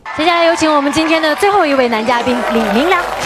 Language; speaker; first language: Chinese; native; Chinese